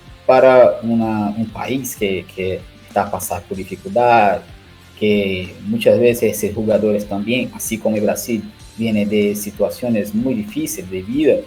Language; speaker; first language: Spanish; non-native, learner; Portuguese